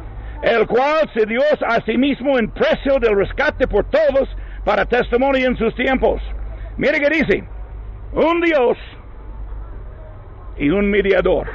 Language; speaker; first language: Spanish; non-native, learner; English